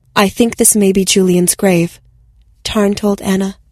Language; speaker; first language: English; native; English